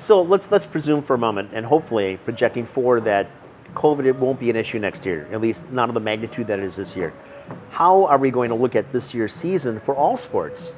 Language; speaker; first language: English; native; English